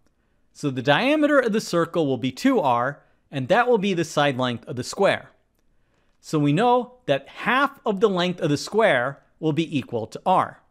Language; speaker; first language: English; native; English